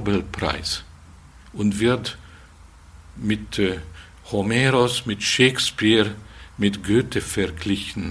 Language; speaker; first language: German; non-native, fluent; Hungarian